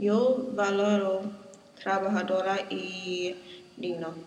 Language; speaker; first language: Spanish; non-native, learner; English